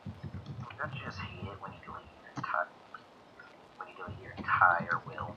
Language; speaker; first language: English; native; English